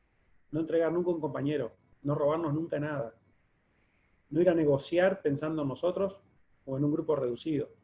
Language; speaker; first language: Spanish; native; Spanish